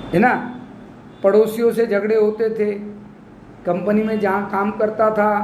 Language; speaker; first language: Hindi; non-native, local second language; Marathi